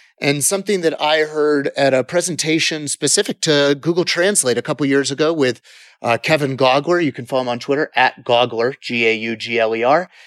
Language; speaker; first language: English; native; English